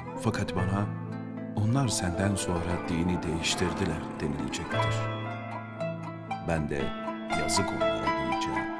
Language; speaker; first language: Turkish; native; Turkish